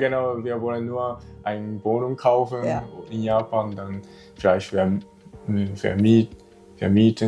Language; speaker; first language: German; non-native, learner; Japanese